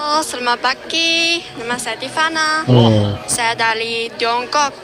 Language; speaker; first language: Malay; non-native, learner; Chinese